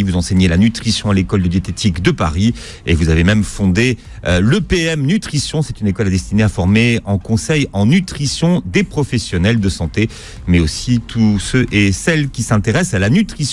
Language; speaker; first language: French; native; French